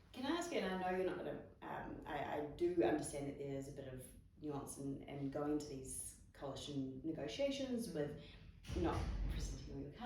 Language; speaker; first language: English; native; English